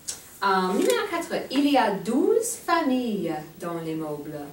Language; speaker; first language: French; non-native, fluent; English